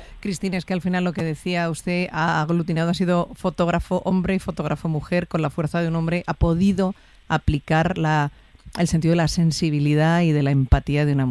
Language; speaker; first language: Spanish; native; Spanish